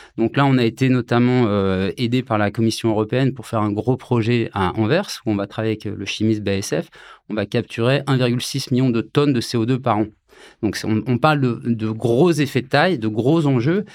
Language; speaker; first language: French; native; French